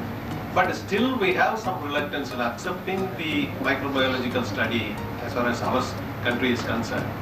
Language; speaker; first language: English; non-native, local second language; Tamil